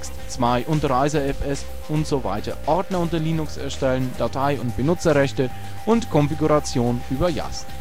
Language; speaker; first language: German; native; German